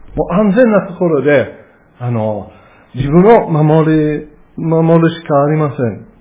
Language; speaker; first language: Japanese; non-native, fluent; English